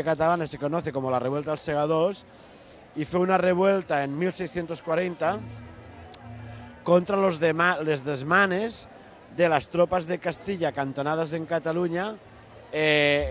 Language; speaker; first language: Spanish; non-native, local second language; Catalan